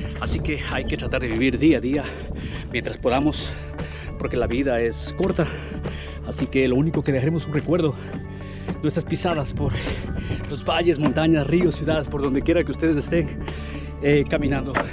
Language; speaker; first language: Spanish; native; Spanish